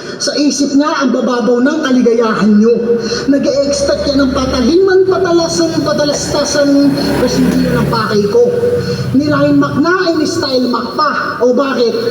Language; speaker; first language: Filipino; non-native, local second language; Cebuano